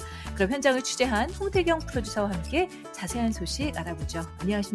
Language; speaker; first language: Korean; native; Korean